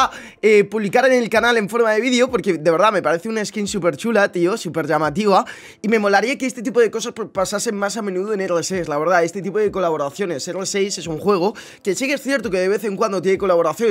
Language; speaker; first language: Spanish; native; Spanish